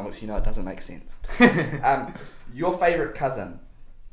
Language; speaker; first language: English; native; English